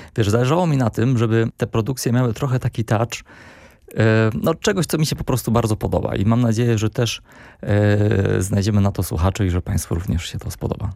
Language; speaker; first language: Polish; early bilingual, heritage; Polish